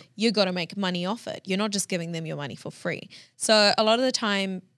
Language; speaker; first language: English; early bilingual, other home language; Hindi